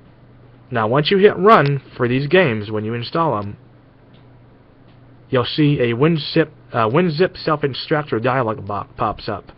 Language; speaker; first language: English; native; English